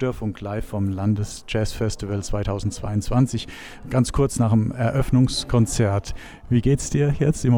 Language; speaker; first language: German; native; German